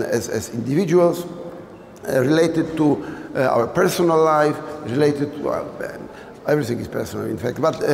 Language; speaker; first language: English; non-native, fluent; Polish